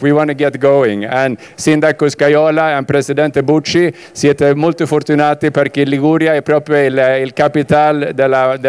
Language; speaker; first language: Italian; non-native, learner; Swedish